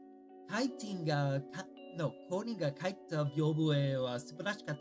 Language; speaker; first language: Japanese; non-native, learner; English